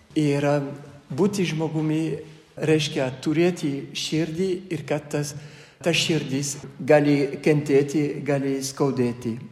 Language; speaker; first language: Lithuanian; non-native, fluent; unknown